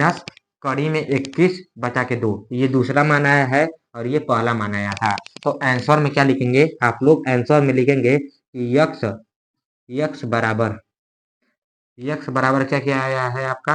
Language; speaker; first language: Hindi; native; Hindi